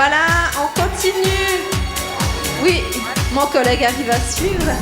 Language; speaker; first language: French; native; French